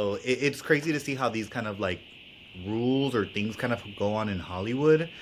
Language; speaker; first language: English; native; English